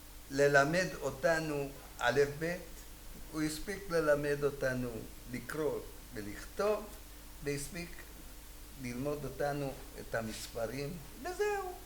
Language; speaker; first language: Hebrew; non-native, fluent; Hungarian